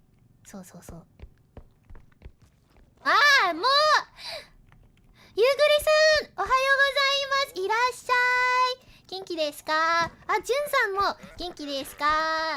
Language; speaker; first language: Japanese; non-native, learner; English